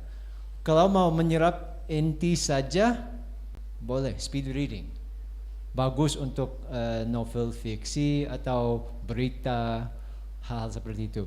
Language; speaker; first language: Indonesian; non-native, fluent; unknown